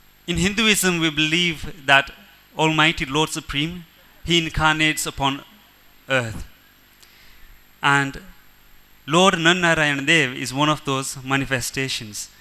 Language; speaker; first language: English; early bilingual, other home language; Gujarati